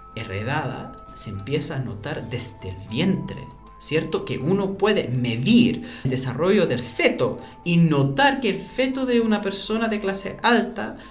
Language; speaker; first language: Spanish; non-native, fluent; English